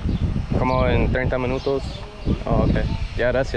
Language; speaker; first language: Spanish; non-native, learner; English